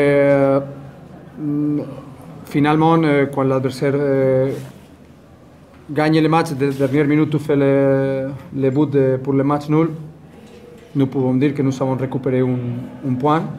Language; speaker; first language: French; non-native, fluent; Spanish